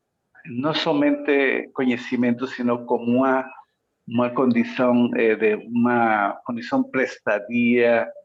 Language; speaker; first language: Portuguese; non-native, fluent; Spanish